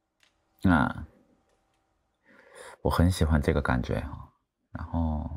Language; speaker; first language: Chinese; non-native, fluent; Korean